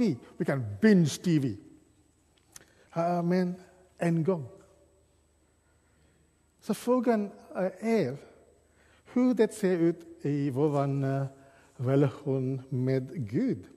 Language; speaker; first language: Swedish; non-native, fluent; English